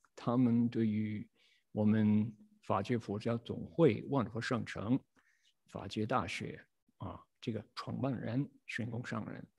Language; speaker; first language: Chinese; non-native, fluent; English